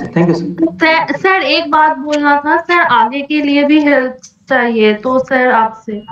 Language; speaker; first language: Hindi; non-native, local second language; Bangla